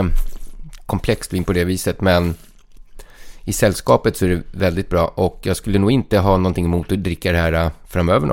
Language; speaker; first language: Swedish; native; Swedish